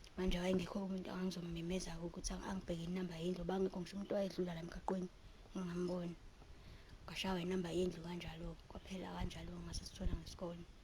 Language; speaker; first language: Zulu; native; Zulu